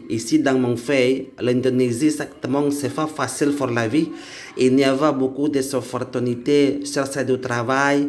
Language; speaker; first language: French; non-native, learner; Indonesian